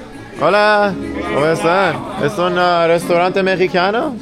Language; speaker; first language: Spanish; non-native, learner; Persian